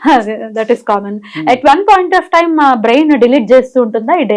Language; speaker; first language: Telugu; native; Telugu